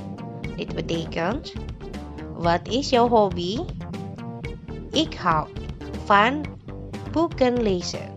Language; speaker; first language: Dutch; non-native, fluent; Indonesian